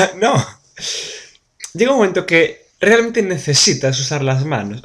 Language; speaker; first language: Spanish; native; Spanish